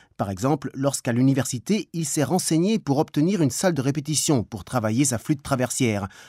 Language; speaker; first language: French; native; French